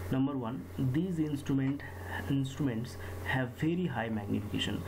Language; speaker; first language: English; non-native, local second language; Bangla